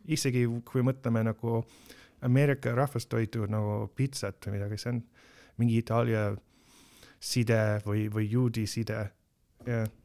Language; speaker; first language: Estonian; non-native, fluent; English